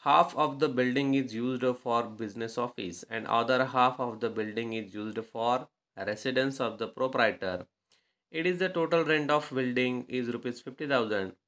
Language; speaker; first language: English; non-native, local second language; Marathi